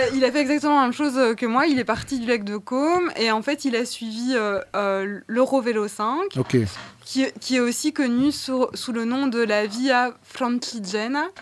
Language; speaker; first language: French; native; French